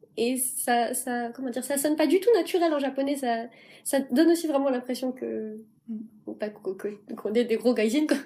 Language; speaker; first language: French; native; French